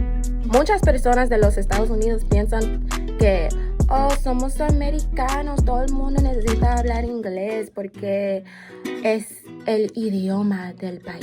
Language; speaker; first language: Spanish; non-native, fluent; English